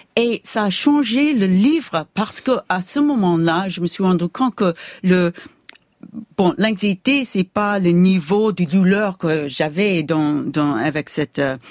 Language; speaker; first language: French; non-native, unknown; English